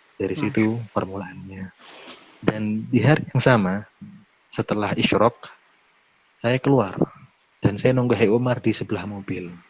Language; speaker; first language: Indonesian; native; Indonesian